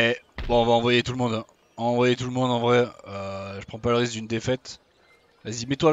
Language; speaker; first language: French; native; French